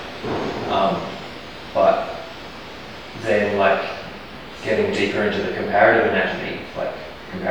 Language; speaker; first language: English; native; English